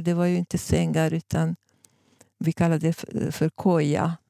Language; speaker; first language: Swedish; non-native, fluent; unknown